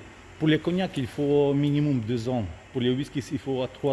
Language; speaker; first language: French; non-native, learner; Russian